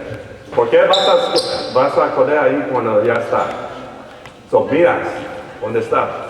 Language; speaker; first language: Spanish; early bilingual, heritage; Spanish